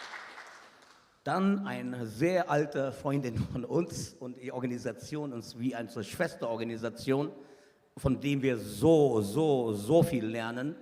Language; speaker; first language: German; non-native, fluent; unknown